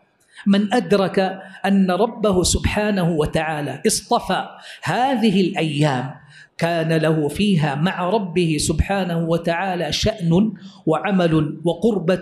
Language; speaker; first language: Arabic; native; Arabic